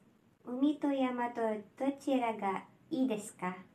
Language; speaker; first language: Japanese; non-native, learner; Filipino